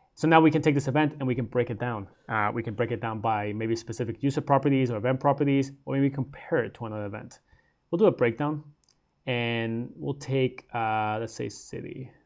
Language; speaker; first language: English; native; English